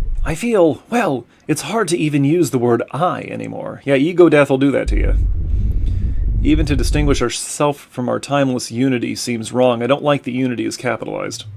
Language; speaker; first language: English; native; English